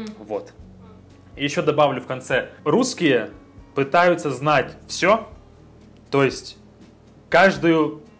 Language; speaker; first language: Russian; native; Russian